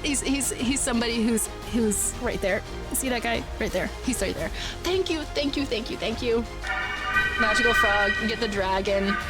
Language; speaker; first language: English; native; English